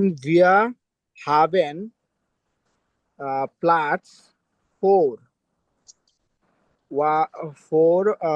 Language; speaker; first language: German; non-native, learner; Bangla